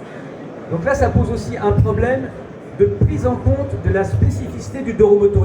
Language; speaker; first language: French; native; French